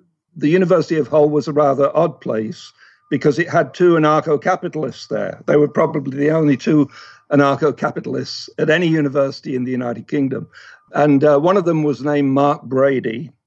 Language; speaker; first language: English; native; English